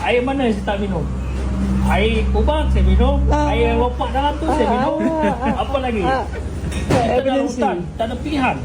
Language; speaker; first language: Malay; native; Malay